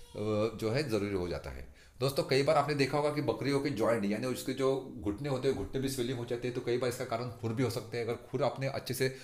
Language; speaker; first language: Hindi; non-native, local second language; Marathi